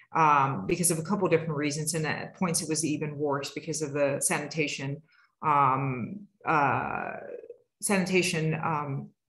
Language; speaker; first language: English; native; English